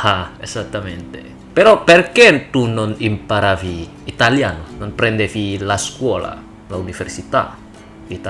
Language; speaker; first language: Italian; non-native, learner; Indonesian